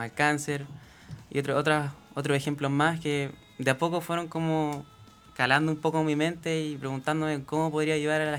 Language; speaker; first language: Spanish; native; Spanish